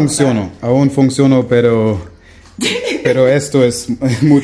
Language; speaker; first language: Spanish; non-native, learner; German